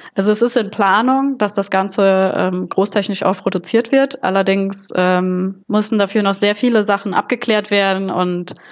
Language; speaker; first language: German; native; German